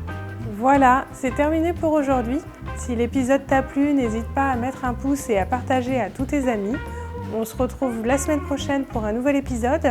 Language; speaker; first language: French; native; French